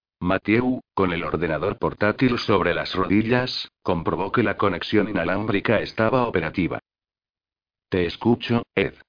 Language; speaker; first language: Spanish; native; Spanish